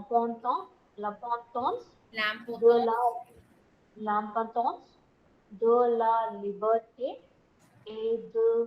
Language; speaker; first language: French; non-native, learner; Tamil